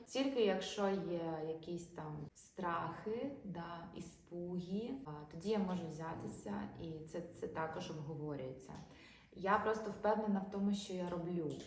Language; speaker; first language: Ukrainian; non-native, local second language; Russian